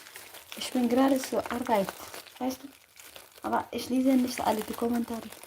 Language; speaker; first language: German; non-native, learner; Tigrinya